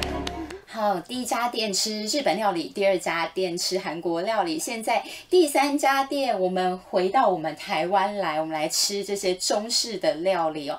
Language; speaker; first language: Chinese; native; Chinese